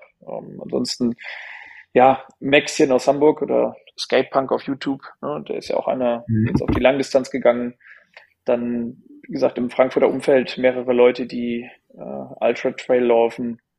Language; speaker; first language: German; native; German